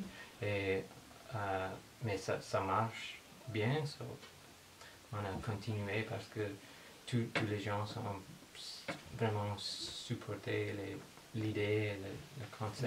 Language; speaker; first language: French; non-native, learner; English